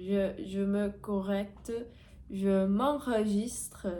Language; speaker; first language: French; non-native, learner; Portuguese